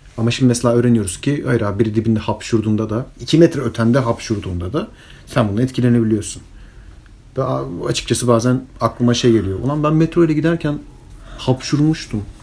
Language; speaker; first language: Turkish; early bilingual, heritage; Turkish